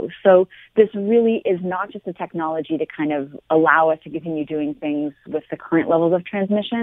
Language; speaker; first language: English; native; English